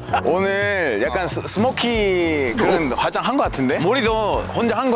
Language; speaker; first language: Korean; non-native, fluent; Spanish